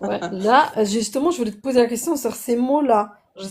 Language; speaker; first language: French; native; French